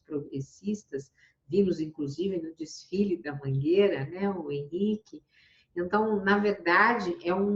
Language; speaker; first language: Portuguese; native; Portuguese